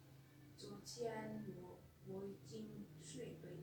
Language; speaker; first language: Chinese; non-native, learner; Lao